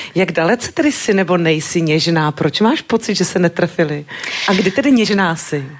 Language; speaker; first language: Czech; native; Czech